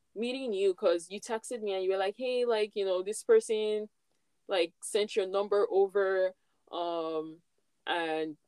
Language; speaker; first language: English; non-native, local second language; Yoruba